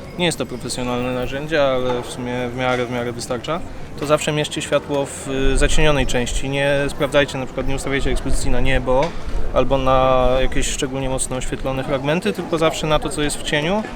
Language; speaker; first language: Polish; native; Polish